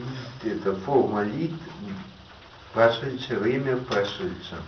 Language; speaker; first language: Russian; native; Russian